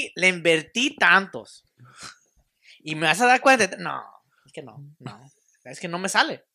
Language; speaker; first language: Spanish; early bilingual, other home language; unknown